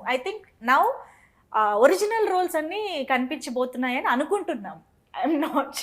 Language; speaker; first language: Telugu; native; Telugu